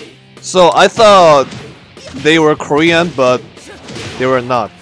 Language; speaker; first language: English; non-native, learner; Korean